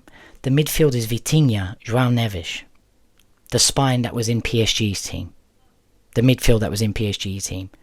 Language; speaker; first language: English; native; English